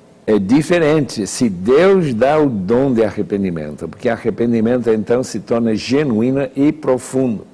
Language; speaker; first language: Portuguese; non-native, fluent; English